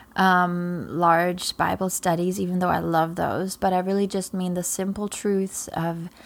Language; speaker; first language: English; non-native, fluent; German